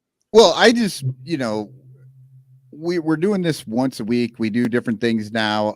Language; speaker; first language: English; native; English